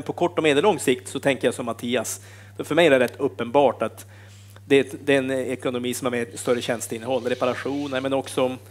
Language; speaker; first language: Swedish; native; Swedish